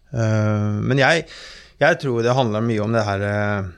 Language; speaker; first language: Norwegian; native; Norwegian